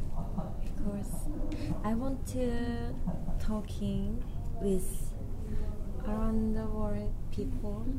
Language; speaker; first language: English; non-native, learner; Japanese